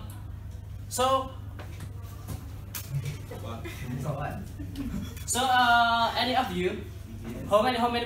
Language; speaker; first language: English; non-native, learner; Indonesian